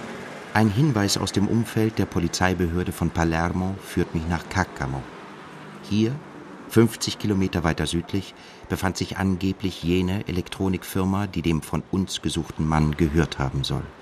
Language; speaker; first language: German; native; German